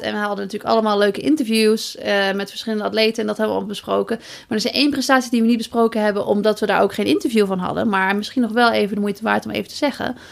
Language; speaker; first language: Dutch; native; Dutch